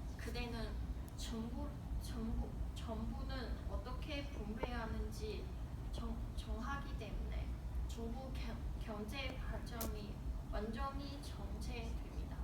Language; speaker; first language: Korean; non-native, learner; Chinese